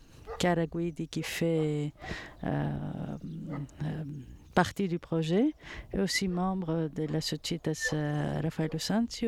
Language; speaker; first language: French; non-native, fluent; Greek